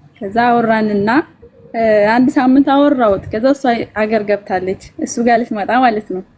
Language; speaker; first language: Amharic; native; Amharic